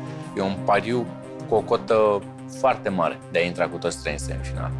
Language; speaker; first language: Romanian; native; Romanian